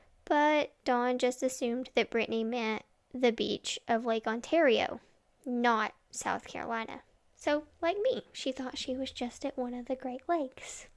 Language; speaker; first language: English; native; English